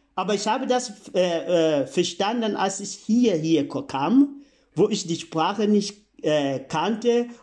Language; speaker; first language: German; non-native, fluent; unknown